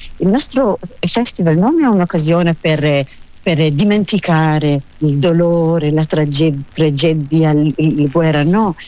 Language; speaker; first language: Italian; non-native, learner; Hebrew